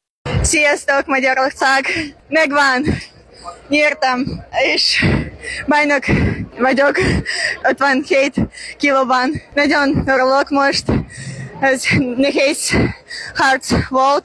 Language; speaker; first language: Hungarian; non-native, learner; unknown